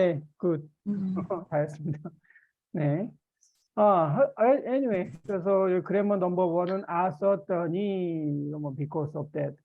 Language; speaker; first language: Korean; native; Korean